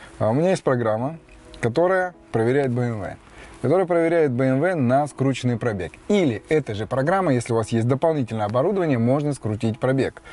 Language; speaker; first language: Russian; native; Russian